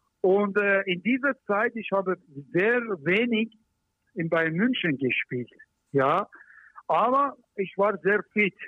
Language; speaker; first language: German; non-native, learner; Persian